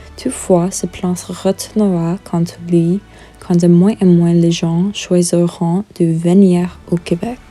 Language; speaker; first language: French; non-native, local second language; English